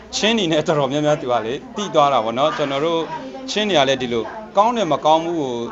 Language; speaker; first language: Burmese; non-native, local second language; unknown